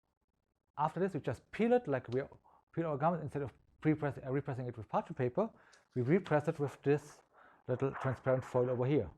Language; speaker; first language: English; non-native, fluent; German